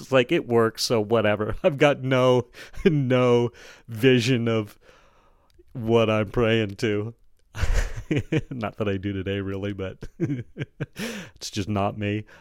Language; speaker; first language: English; native; English